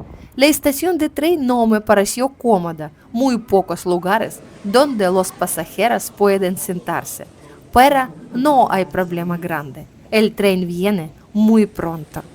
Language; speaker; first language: Spanish; non-native, learner; Ukrainian